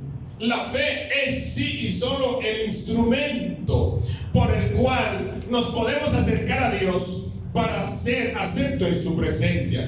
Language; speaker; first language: Spanish; native; Spanish